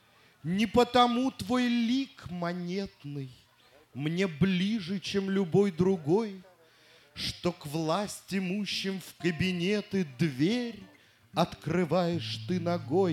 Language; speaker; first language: Russian; native; Russian